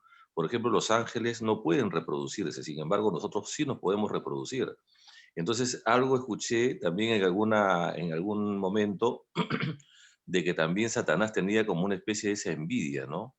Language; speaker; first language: Spanish; native; Spanish